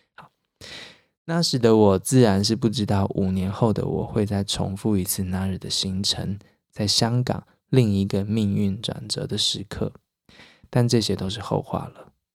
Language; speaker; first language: Chinese; native; Chinese